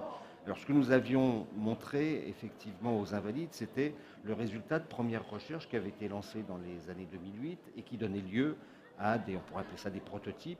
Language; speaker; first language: French; native; French